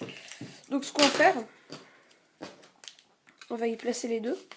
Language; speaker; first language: French; native; French